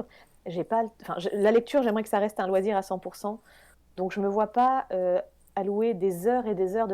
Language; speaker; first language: French; native; French